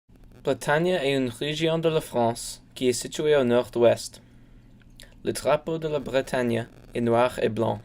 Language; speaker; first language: French; non-native, learner; English